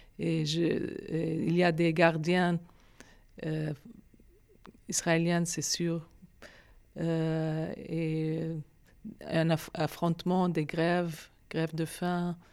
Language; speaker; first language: French; non-native, fluent; Arabic